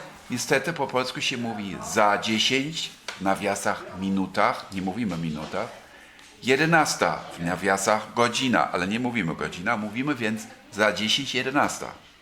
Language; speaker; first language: Polish; non-native, fluent; German